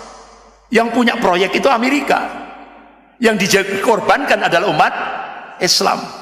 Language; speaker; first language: Indonesian; non-native, local second language; Javanese